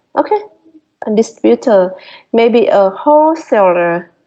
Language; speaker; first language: English; non-native, fluent; Vietnamese